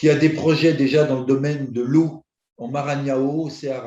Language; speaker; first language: French; native; French